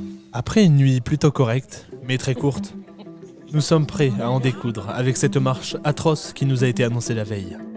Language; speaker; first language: French; native; French